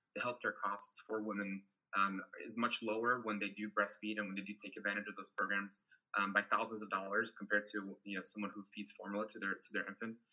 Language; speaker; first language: English; non-native, fluent; Portuguese